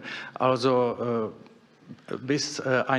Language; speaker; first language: German; non-native, fluent; Czech